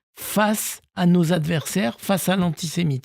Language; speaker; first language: French; native; French